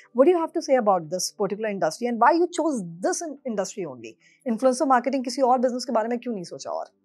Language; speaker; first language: Hindi; native; Hindi